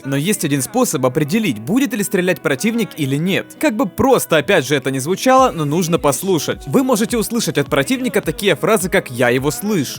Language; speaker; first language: Russian; native; Russian